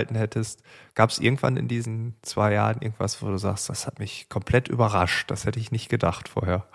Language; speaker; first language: German; native; German